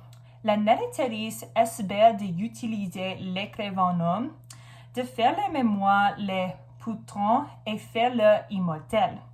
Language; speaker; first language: French; non-native, learner; English